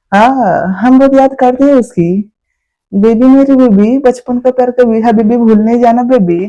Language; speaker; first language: Hindi; non-native, local second language; Marathi